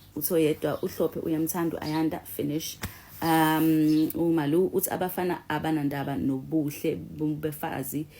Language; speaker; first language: Zulu; native; Zulu